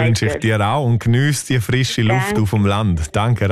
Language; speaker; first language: German; native; German